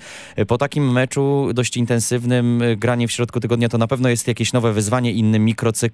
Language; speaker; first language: Polish; native; Polish